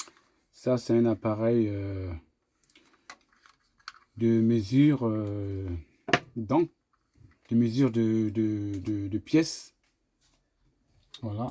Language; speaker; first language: French; native; French